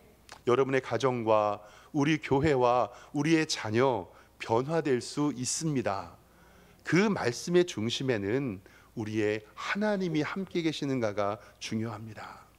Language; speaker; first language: Korean; native; Korean